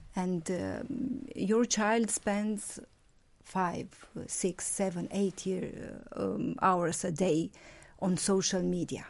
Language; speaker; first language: English; non-native, fluent; Romanian